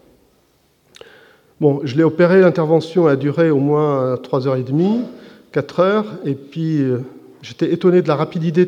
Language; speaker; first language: French; non-native, fluent; Arabic